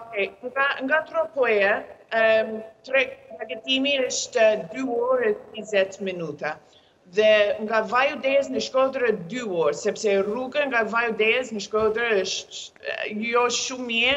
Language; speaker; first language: Albanian; non-native, learner; English